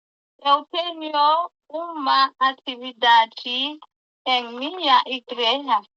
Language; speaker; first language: Portuguese; non-native, learner; Haitian Creole